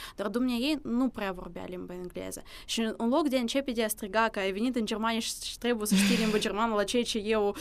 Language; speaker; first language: Romanian; early bilingual, other home language; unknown